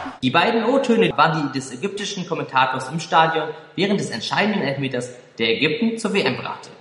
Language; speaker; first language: German; native; German